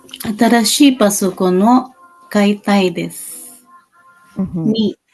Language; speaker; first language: Japanese; non-native, learner; Filipino